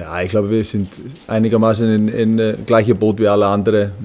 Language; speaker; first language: German; non-native, fluent; Icelandic